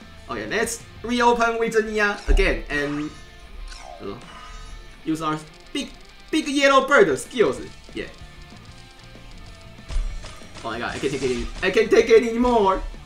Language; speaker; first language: English; non-native, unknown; Chinese